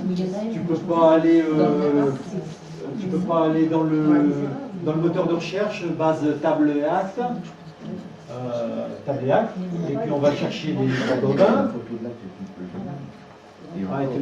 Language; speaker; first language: French; native; French